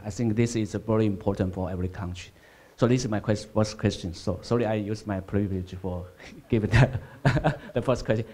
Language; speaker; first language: English; non-native, fluent; Chinese